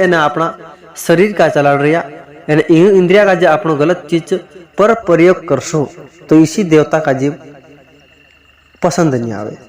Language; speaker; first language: Hindi; non-native, local second language; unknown